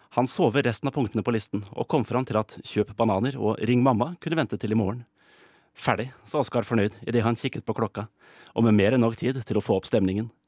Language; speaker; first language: Norwegian; native; Norwegian